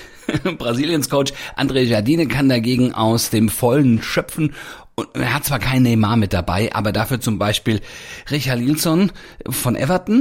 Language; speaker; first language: German; native; German